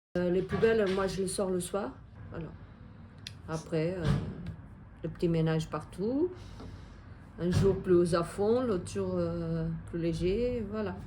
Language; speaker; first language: French; non-native, fluent; Portuguese